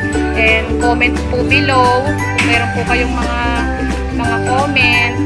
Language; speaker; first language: Filipino; native; Filipino